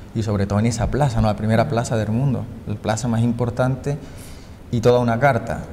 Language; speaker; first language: Spanish; native; Spanish